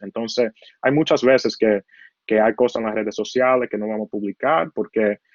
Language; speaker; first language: Spanish; early bilingual, heritage; Spanish